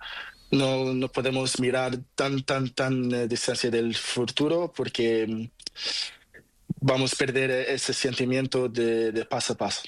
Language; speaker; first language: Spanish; non-native, learner; Portuguese